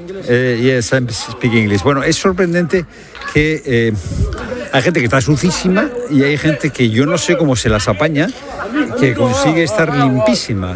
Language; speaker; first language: Spanish; native; Spanish